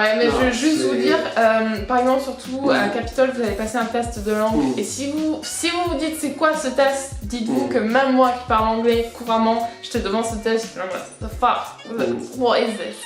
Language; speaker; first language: French; early bilingual, other home language; English